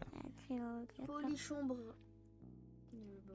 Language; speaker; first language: French; native; French